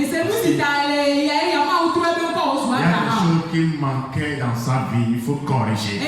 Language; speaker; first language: French; non-native, local second language; Ewe